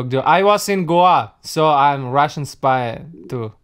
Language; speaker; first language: English; non-native, learner; Russian